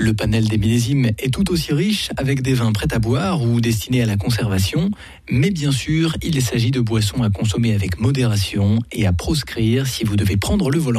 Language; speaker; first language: French; native; French